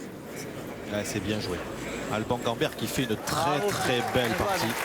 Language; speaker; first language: French; native; French